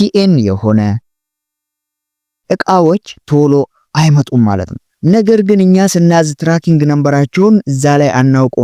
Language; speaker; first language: Amharic; native; Amharic